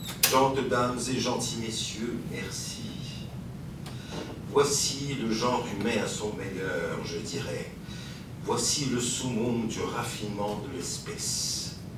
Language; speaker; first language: French; native; French